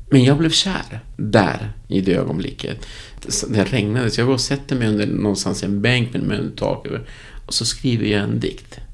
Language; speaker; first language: Swedish; early bilingual, other home language; Spanish